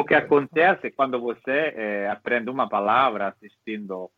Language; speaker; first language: Portuguese; non-native, fluent; Italian